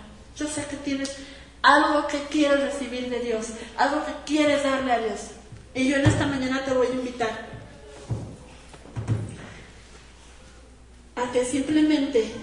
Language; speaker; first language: Spanish; native; Spanish